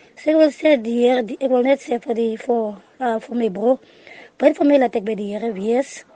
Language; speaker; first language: Afrikaans; non-native, local second language; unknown